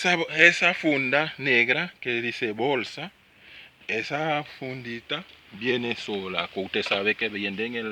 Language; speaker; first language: Spanish; non-native, learner; Haitian Creole